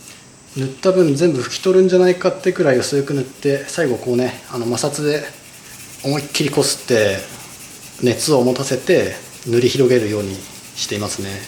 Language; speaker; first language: Japanese; native; Japanese